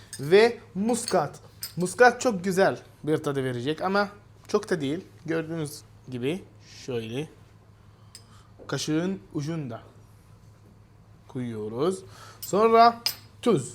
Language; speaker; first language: Turkish; non-native, fluent; Arabic